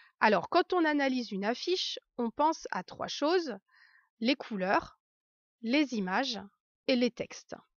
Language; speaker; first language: French; native; French